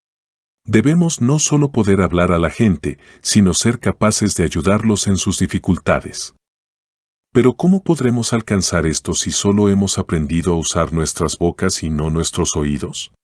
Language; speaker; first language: Spanish; native; Spanish